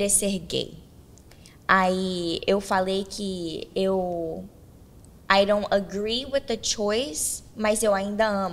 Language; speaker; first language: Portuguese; early bilingual, heritage; Portuguese